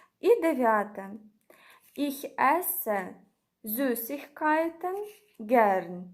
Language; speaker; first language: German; non-native, fluent; Ukrainian